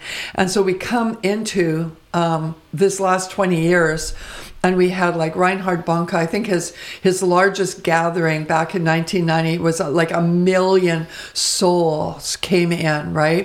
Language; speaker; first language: English; native; English